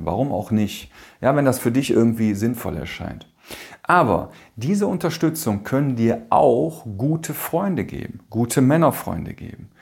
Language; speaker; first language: German; native; German